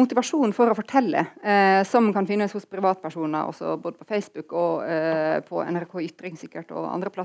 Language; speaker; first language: Norwegian; native; Norwegian